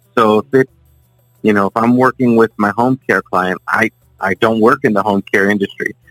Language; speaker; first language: English; native; English